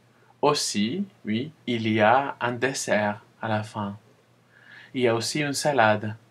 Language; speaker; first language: French; non-native, fluent; Spanish